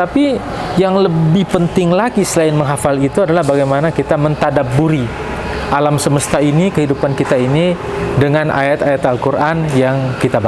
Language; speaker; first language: Indonesian; native; Indonesian